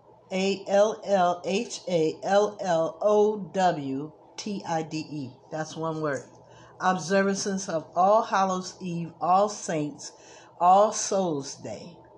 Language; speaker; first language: English; native; English